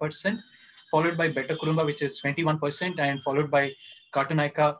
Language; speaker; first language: English; non-native, local second language; Kannada